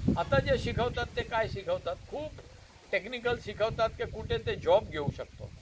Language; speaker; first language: Marathi; non-native, local second language; Gujarati